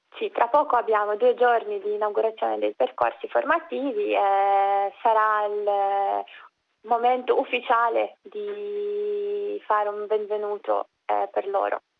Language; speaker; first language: Italian; non-native, fluent; Ukrainian